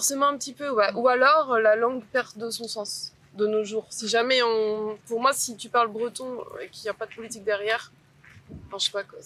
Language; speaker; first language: French; native; French